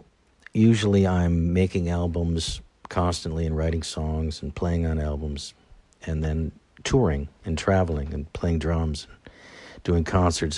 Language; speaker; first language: English; native; English